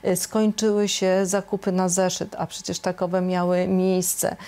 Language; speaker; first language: Polish; native; Polish